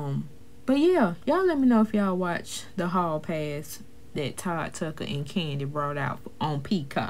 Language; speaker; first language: English; native; English